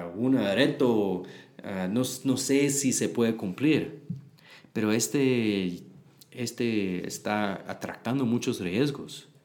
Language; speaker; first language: Spanish; non-native, learner; English